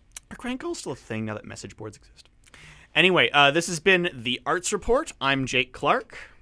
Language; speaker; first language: English; native; English